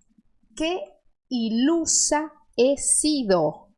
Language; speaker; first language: Spanish; non-native, fluent; Portuguese